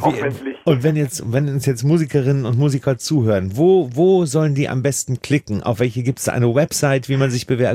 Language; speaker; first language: German; native; German